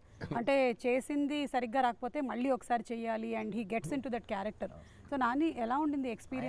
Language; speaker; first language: Telugu; native; Telugu